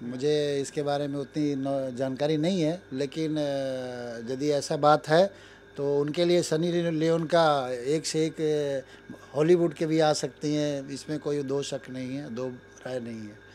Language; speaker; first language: Hindi; native; Hindi